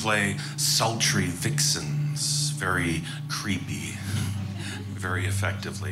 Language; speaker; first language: English; native; English